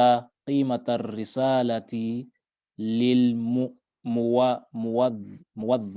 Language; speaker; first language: Arabic; non-native, learner; English